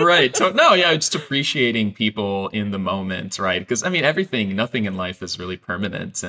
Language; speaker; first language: English; non-native, fluent; Persian